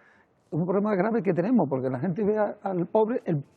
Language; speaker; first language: Spanish; native; Spanish